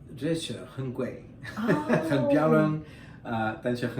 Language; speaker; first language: Chinese; non-native, learner; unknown